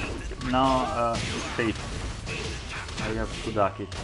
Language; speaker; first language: English; non-native, learner; Italian